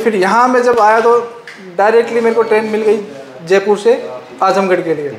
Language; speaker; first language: Hindi; native; Hindi